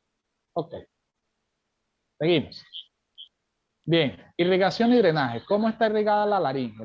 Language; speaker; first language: Spanish; native; Spanish